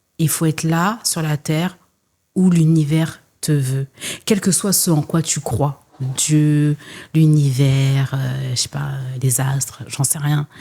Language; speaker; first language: French; early bilingual, other home language; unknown